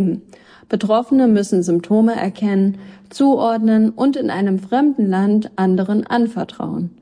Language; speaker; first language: German; native; German